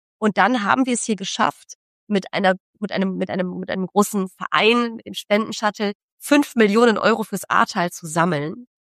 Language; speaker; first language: German; early bilingual, other home language; Polish